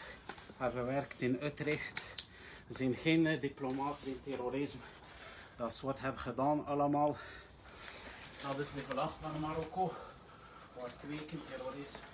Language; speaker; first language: Dutch; non-native, learner; Arabic